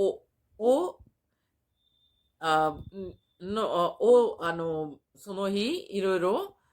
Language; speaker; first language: Japanese; non-native, fluent; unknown